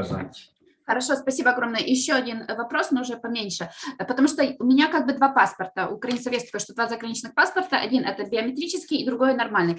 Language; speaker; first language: Russian; native; Russian